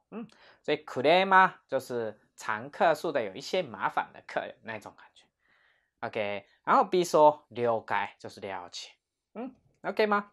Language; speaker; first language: Chinese; non-native, fluent; Japanese